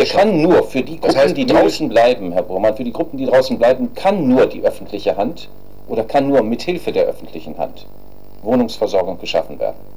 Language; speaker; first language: German; native; German